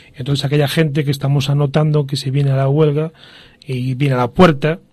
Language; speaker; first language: Spanish; non-native, local second language; Galician